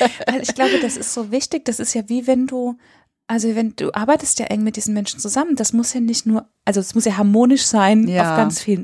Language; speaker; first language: German; native; German